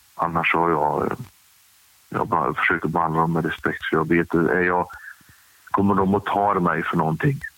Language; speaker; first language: Swedish; native; Swedish